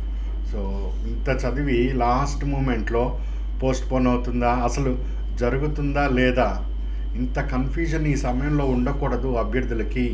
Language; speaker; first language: Telugu; native; Telugu